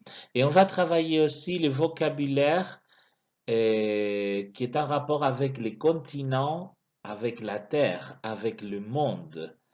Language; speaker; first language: French; non-native, fluent; Spanish